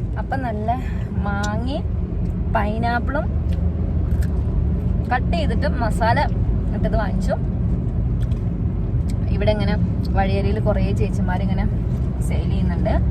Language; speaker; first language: Malayalam; native; Malayalam